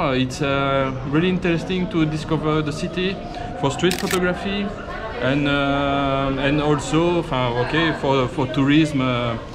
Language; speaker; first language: English; non-native, learner; French